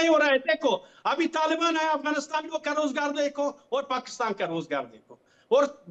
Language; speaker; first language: Hindi; non-native, fluent; Pashto